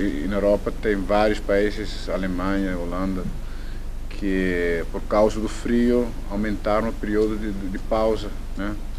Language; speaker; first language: Portuguese; non-native, fluent; Dutch